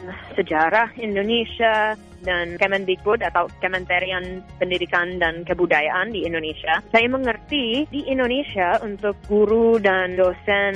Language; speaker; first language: Indonesian; non-native, fluent; English